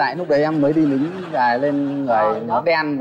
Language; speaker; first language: Vietnamese; native; Vietnamese